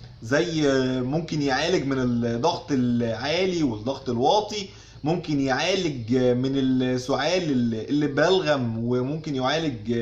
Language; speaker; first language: Arabic; native; Arabic